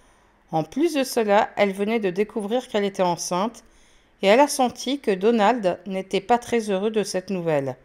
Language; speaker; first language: French; native; French